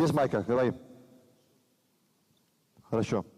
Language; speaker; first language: Russian; non-native, learner; Italian